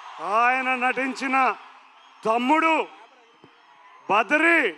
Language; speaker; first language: Telugu; native; Telugu